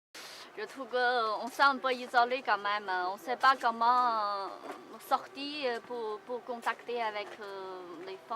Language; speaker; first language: French; non-native, learner; Chinese